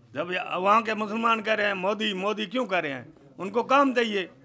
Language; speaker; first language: Hindi; native; Hindi